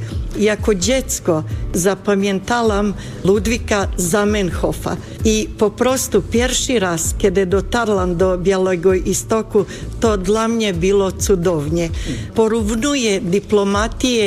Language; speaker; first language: Polish; non-native, fluent; Bosnian